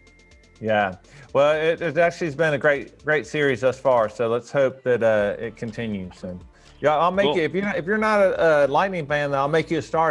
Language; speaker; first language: English; native; English